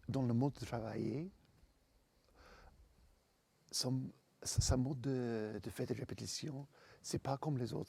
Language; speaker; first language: French; non-native, fluent; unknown